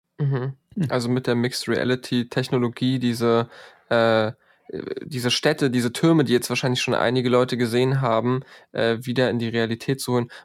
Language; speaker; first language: German; native; German